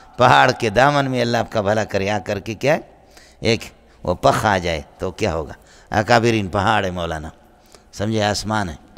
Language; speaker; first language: Urdu; non-native, local second language; Brahui